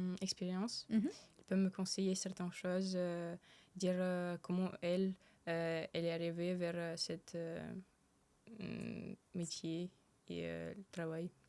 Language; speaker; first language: French; early bilingual, other home language; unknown